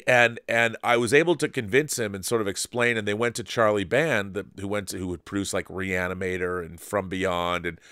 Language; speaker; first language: English; native; English